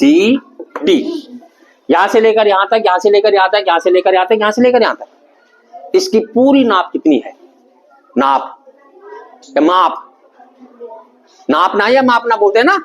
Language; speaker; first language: Hindi; native; Hindi